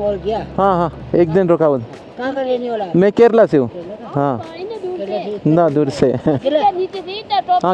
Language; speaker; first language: Hindi; non-native, local second language; Malayalam